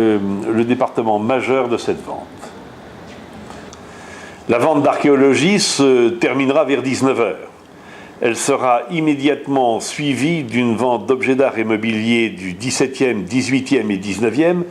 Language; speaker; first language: French; native; French